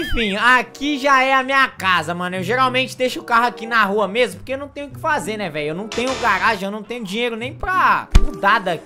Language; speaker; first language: Portuguese; native; Portuguese